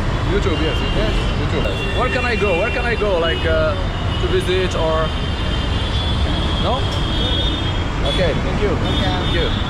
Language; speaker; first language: English; non-native, learner; Arabic